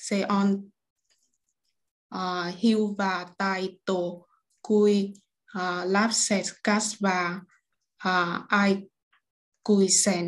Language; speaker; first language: Finnish; non-native, learner; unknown